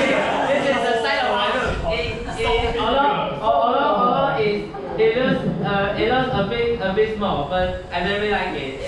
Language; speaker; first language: English; non-native, learner; Chinese